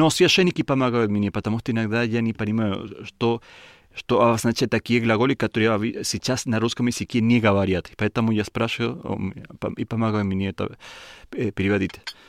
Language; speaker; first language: Russian; non-native, learner; Spanish